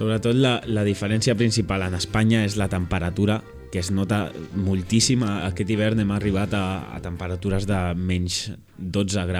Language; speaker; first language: Catalan; early bilingual, heritage; Catalan